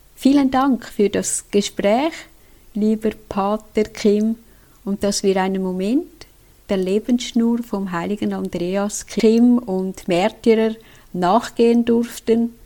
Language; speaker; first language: German; native; German